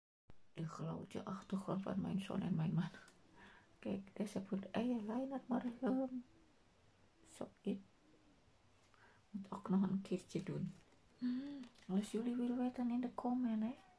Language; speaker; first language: Dutch; non-native, learner; Indonesian